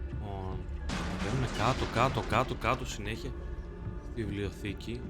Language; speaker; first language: Greek; native; Greek